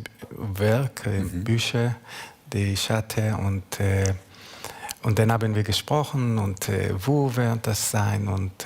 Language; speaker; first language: German; non-native, learner; Hebrew